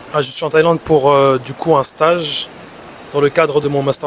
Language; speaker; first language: French; early bilingual, other home language; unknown